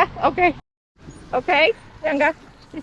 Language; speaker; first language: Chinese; non-native, learner; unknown